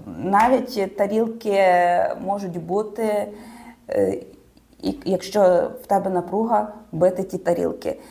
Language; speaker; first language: Ukrainian; native; Ukrainian